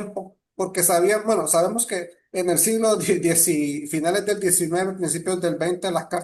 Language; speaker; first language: Spanish; native; Spanish